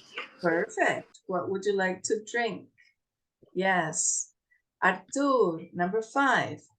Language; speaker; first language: English; non-native, fluent; Portuguese